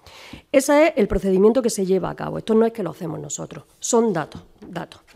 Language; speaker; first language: Spanish; native; Spanish